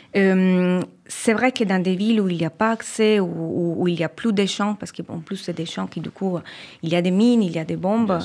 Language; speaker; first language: French; non-native, fluent; Spanish